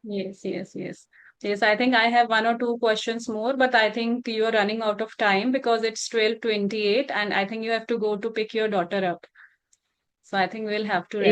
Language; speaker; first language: English; non-native, local second language; Hindi